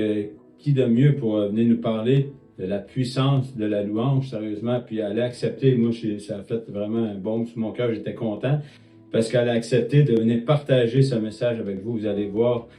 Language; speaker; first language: French; native; French